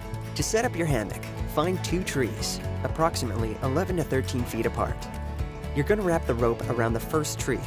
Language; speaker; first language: English; native; English